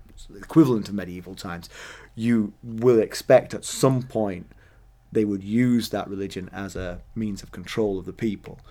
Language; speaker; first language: English; native; English